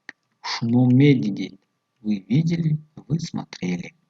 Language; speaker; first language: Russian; non-native, local second language; Tajik